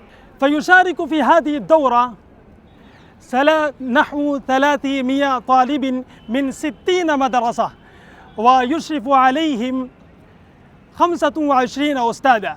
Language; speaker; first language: Arabic; non-native, fluent; Urdu